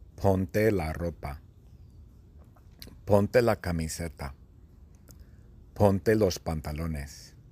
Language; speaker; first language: Spanish; non-native, fluent; English